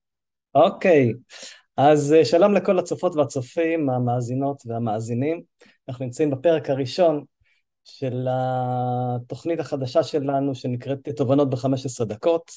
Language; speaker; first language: Hebrew; native; Hebrew